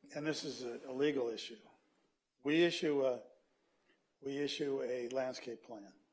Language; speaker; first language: English; native; English